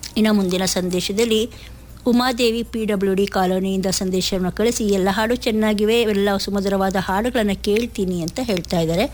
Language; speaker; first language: Kannada; native; Kannada